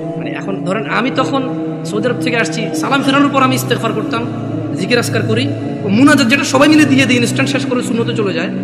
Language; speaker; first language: Bangla; early bilingual, heritage; Bangla